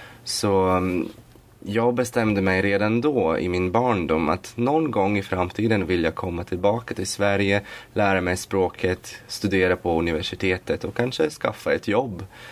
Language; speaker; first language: Swedish; non-native, fluent; Latvian